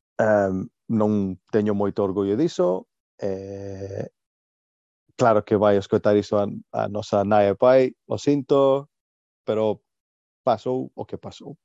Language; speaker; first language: Galician; non-native, local second language; Spanish